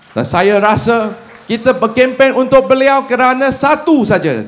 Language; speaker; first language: Malay; non-native, local second language; Chinese